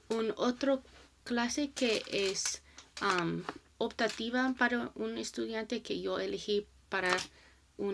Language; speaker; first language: Spanish; non-native, learner; English